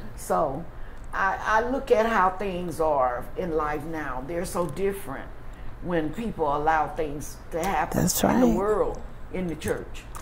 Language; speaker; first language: English; native; English